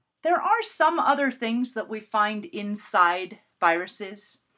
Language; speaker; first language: English; native; English